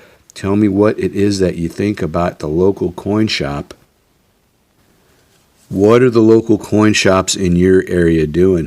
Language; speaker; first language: English; native; English